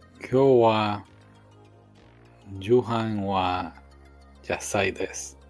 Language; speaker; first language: Japanese; non-native, learner; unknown